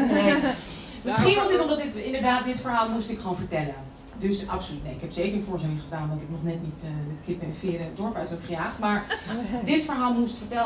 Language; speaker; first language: Dutch; native; Dutch